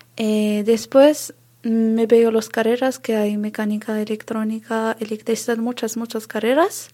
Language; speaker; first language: Spanish; non-native, learner; Arabic